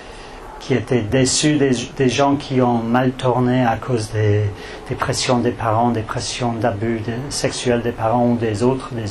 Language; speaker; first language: French; non-native, fluent; English